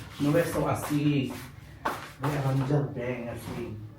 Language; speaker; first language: Portuguese; non-native, learner; Filipino